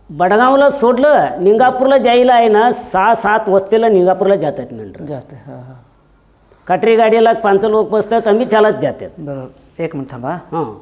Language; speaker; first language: Marathi; native; Marathi